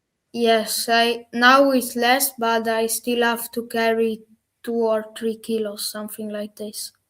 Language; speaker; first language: English; non-native, learner; German